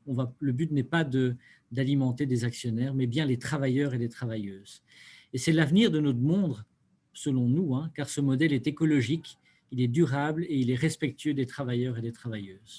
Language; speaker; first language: French; native; French